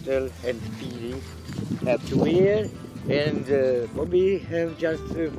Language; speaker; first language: English; non-native, learner; Romanian